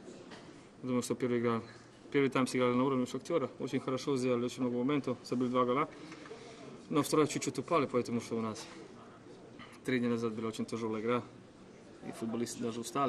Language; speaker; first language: Russian; non-native, fluent; Croatian